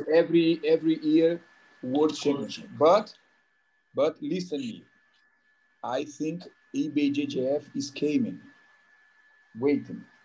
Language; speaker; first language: English; non-native, learner; Portuguese